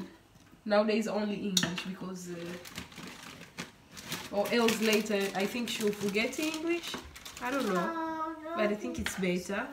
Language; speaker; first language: English; non-native, fluent; Swahili